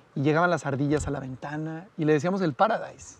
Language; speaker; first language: Spanish; native; Spanish